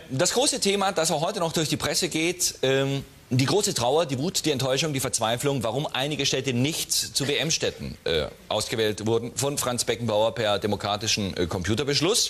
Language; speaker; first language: German; native; German